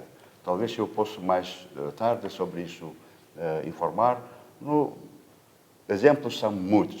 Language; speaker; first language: Portuguese; non-native, fluent; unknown